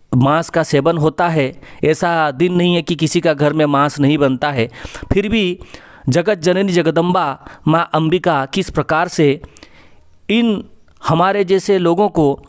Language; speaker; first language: Hindi; non-native, local second language; Odia